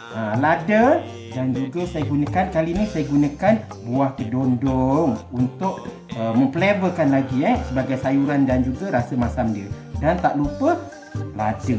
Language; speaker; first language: Malay; native; Malay